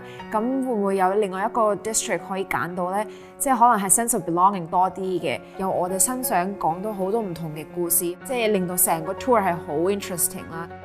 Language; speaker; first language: Cantonese; early bilingual, other home language; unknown